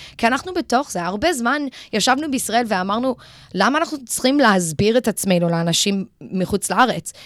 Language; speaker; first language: Hebrew; early bilingual, other home language; English